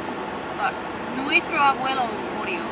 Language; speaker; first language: Spanish; non-native, learner; English